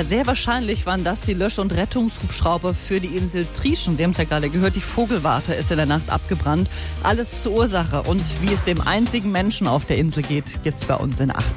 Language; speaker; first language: German; native; German